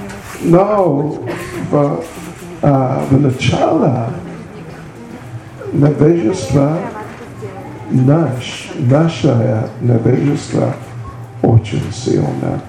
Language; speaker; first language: Russian; non-native, learner; English